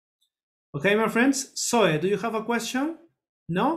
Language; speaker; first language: English; non-native, learner; Spanish